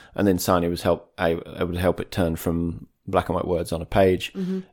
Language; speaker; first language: English; native; English